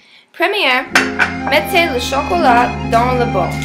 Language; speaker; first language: French; non-native, learner; English